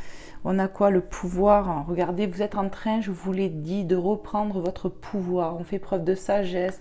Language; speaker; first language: French; native; French